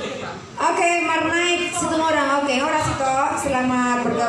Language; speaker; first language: Indonesian; native; Indonesian